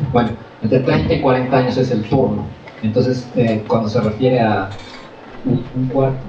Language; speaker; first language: Spanish; native; Spanish